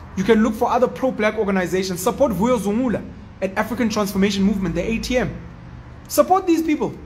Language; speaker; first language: English; non-native, local second language; Zulu